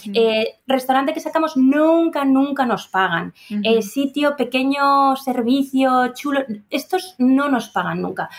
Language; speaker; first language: Spanish; native; Spanish